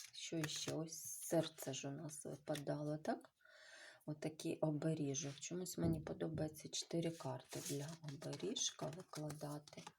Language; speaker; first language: Ukrainian; non-native, local second language; Russian